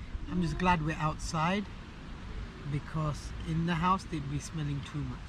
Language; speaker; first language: English; native; English